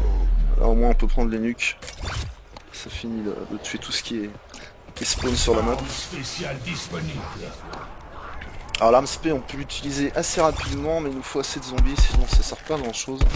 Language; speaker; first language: French; native; French